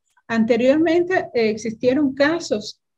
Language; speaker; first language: Spanish; native; Spanish